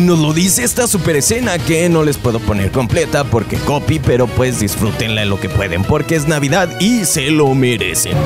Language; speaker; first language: Spanish; native; Spanish